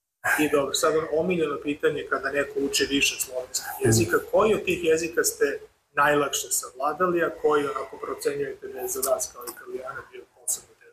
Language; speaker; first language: Serbian; native; Serbian